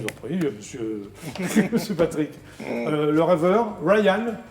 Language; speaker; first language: French; native; French